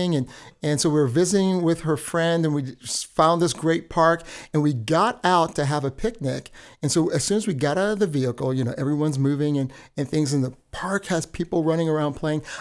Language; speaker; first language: English; native; English